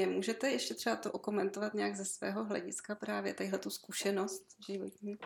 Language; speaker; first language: Czech; native; Czech